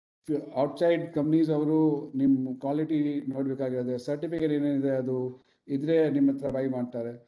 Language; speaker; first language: Kannada; non-native, local second language; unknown